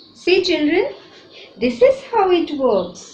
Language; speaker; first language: English; non-native, local second language; Hindi